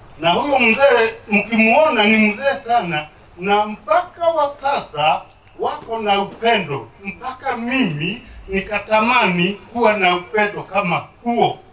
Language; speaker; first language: Swahili; non-native, local second language; Kikuyu